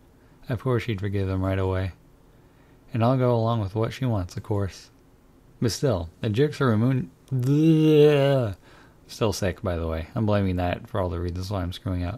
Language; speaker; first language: English; native; English